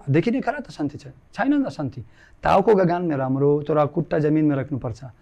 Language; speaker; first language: Nepali; non-native, fluent; Russian